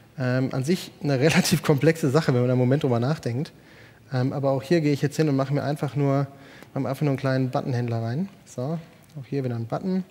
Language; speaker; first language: German; native; German